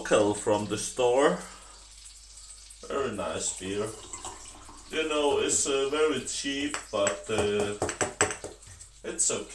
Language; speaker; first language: English; non-native, learner; Danish